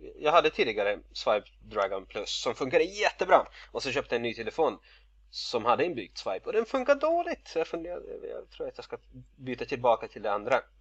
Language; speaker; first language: Swedish; non-native, fluent; Russian